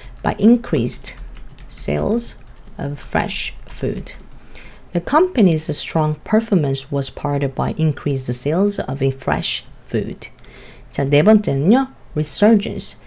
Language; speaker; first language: English; non-native, fluent; Korean